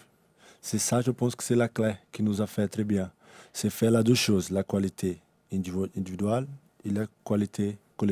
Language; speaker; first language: French; non-native, learner; Portuguese